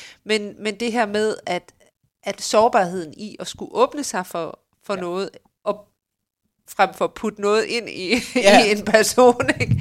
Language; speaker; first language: Danish; native; Danish